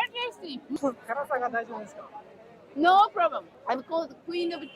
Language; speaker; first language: English; non-native, fluent; Japanese